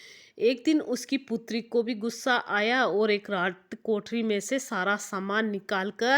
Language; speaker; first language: Hindi; native; Hindi